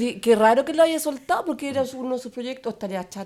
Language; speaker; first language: Spanish; native; Spanish